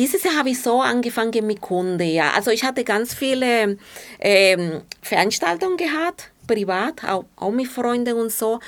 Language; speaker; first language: German; non-native, fluent; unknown